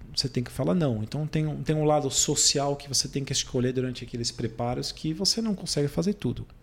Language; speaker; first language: Portuguese; non-native, fluent; Dutch